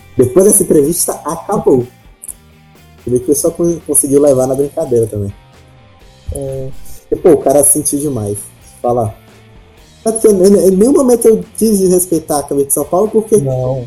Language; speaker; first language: Portuguese; native; Portuguese